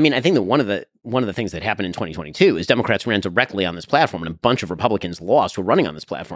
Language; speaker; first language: English; native; English